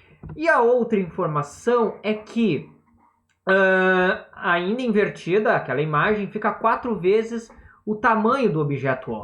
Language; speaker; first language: Portuguese; native; Portuguese